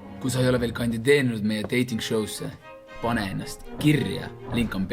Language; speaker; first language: Estonian; native; Estonian